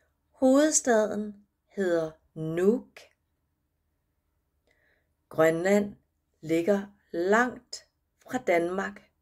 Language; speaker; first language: Danish; non-native, fluent; Japanese